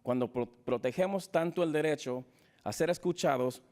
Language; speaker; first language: Spanish; early bilingual, heritage; Spanish